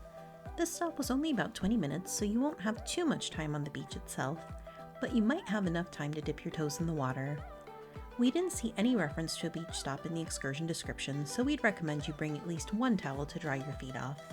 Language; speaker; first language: English; native; English